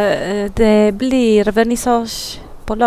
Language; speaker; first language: Swedish; non-native, fluent; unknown